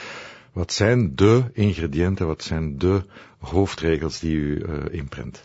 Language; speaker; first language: Dutch; native; Dutch